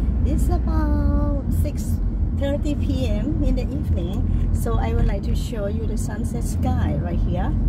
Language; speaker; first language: English; non-native, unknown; Thai